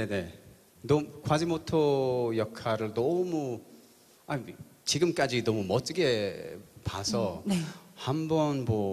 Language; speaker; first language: Korean; early bilingual, heritage; English